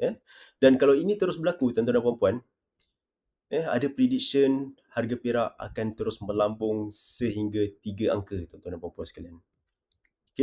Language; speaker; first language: Malay; native; Malay